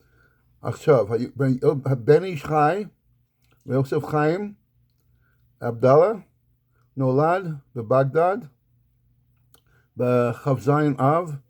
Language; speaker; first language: Hebrew; non-native, fluent; English